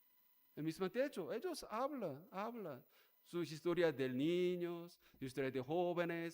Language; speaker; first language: Spanish; non-native, learner; Korean